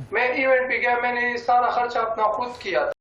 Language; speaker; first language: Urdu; non-native, local second language; Pashto